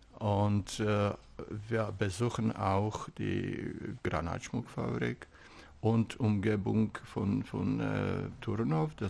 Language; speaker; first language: German; non-native, fluent; Czech